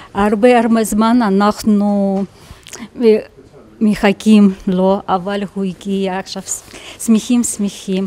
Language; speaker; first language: Hebrew; non-native, learner; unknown